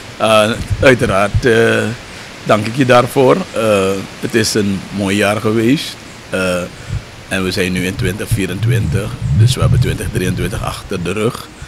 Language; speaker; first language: Dutch; native; Dutch